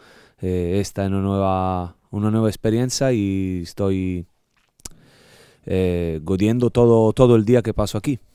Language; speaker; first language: Spanish; non-native, learner; Italian